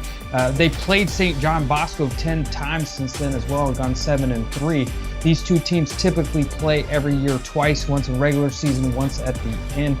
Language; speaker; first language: English; native; English